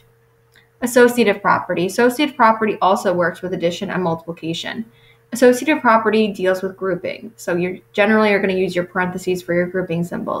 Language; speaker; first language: English; native; English